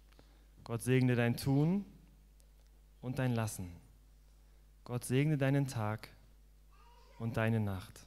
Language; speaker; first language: German; native; German